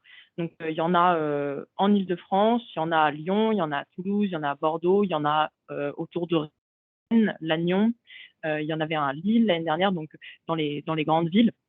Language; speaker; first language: French; native; French